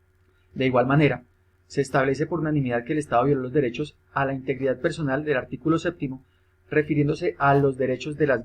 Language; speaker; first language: Spanish; native; Spanish